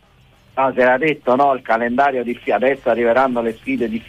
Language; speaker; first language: Italian; native; Italian